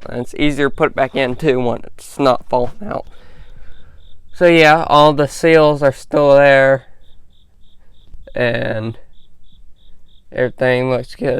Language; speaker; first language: English; native; English